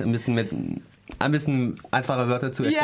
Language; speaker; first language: German; non-native, learner; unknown